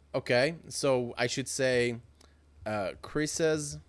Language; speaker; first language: English; non-native, fluent; Persian